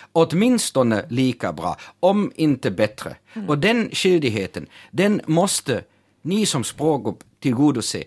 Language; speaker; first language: Swedish; non-native, fluent; German